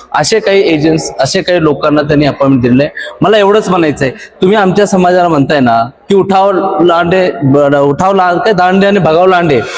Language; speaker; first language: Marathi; non-native, local second language; Urdu